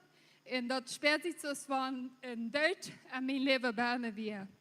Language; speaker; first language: German; non-native, local second language; Low German